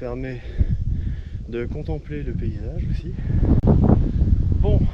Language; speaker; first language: French; native; French